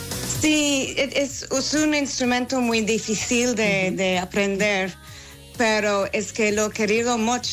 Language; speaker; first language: Spanish; non-native, fluent; English